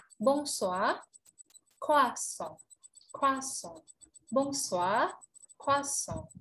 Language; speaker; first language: French; non-native, fluent; Indonesian